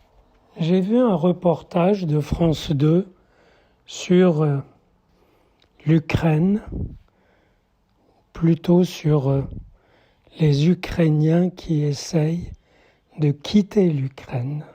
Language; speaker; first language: French; native; French